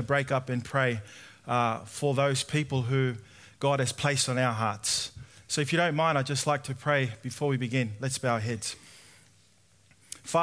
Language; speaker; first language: English; native; English